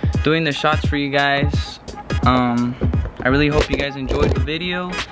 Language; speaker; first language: English; early bilingual, other home language; Spanish